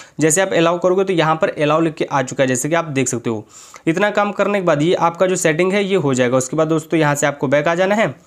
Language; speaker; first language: Hindi; native; Hindi